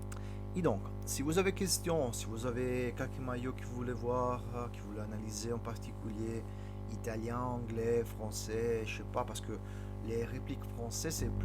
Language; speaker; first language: French; non-native, learner; Italian